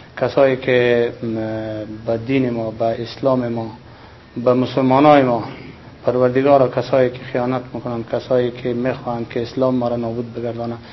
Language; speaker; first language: Persian; native; Persian